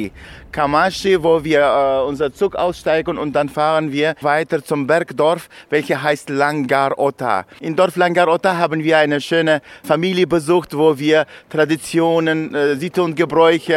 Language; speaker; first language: German; non-native, fluent; Uzbek